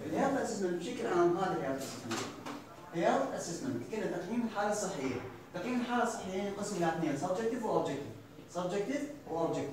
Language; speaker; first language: Arabic; native; Arabic